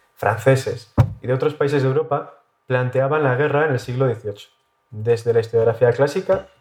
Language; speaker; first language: Spanish; native; Spanish